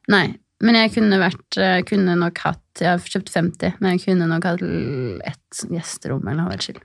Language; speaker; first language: Norwegian; native; Norwegian